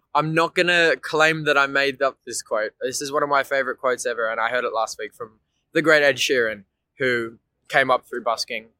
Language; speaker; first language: English; native; English